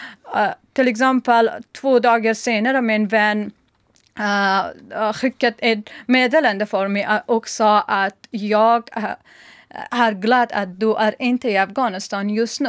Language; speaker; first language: Swedish; non-native, learner; Persian